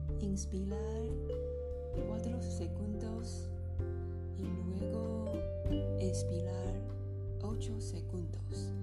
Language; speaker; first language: Spanish; non-native, learner; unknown